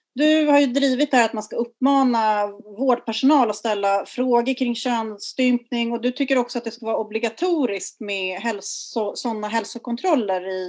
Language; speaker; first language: Swedish; native; Swedish